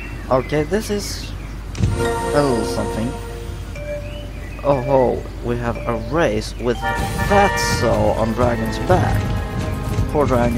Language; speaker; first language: English; non-native, fluent; Swedish